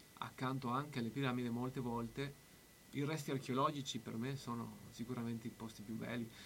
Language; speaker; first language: Italian; non-native, fluent; Spanish